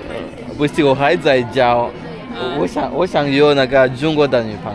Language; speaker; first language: Chinese; non-native, learner; Rundi